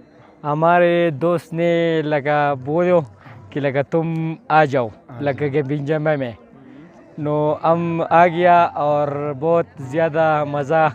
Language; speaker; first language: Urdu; non-native, local second language; Pashto